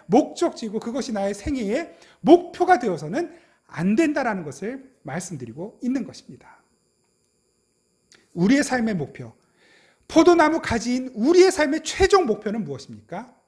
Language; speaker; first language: Korean; native; Korean